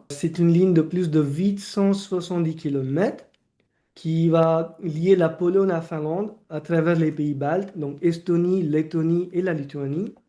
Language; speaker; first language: French; non-native, fluent; Marathi